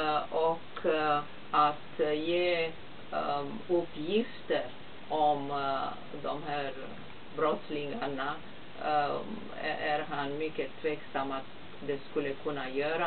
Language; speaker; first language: Swedish; non-native, fluent; Romanian